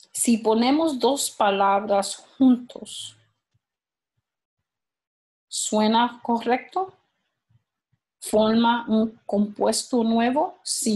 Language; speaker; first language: Spanish; early bilingual, heritage; Spanish